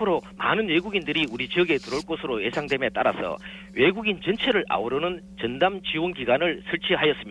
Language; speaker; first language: Korean; native; Korean